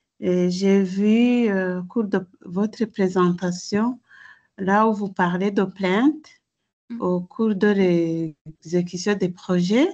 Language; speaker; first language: French; non-native, local second language; Rundi